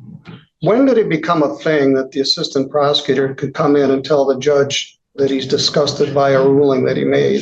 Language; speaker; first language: English; native; English